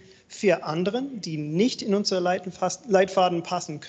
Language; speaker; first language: German; non-native, learner; English